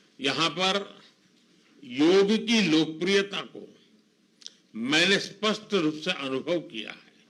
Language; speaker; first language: Hindi; non-native, local second language; Gujarati